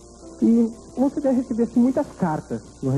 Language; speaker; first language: Portuguese; native; Portuguese